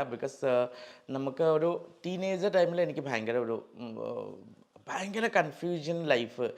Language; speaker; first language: Malayalam; non-native, local second language; Assamese